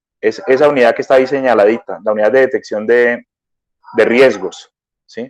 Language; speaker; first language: Spanish; native; Spanish